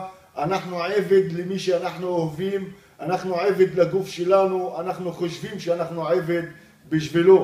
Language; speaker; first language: Hebrew; non-native, local second language; Arabic